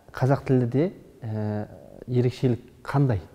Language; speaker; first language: Kazakh; native; Kazakh